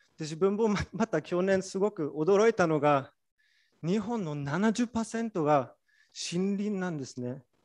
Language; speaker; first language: Japanese; non-native, fluent; German